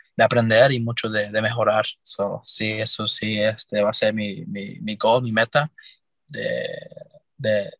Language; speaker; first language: Spanish; early bilingual, heritage; Spanish